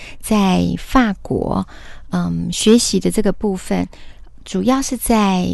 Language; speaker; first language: Chinese; native; Chinese